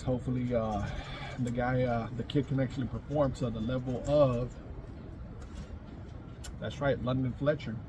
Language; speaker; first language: English; native; English